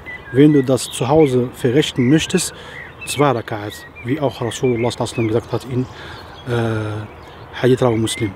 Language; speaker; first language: German; non-native, fluent; Arabic